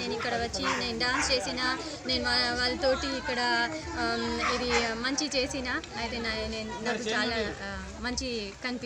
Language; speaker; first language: Telugu; non-native, local second language; Urdu